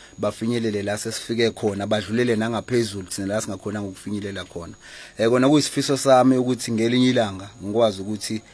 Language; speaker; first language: Zulu; native; Zulu